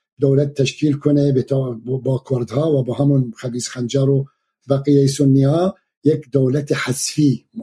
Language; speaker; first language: Persian; non-native, fluent; Arabic